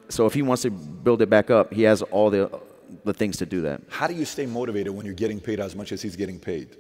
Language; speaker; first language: English; native; English